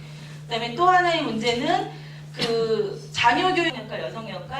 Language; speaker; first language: Korean; native; Korean